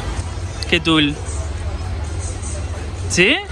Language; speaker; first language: Spanish; native; Spanish